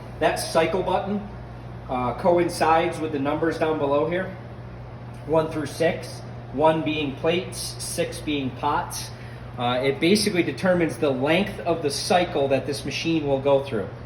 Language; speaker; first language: English; native; English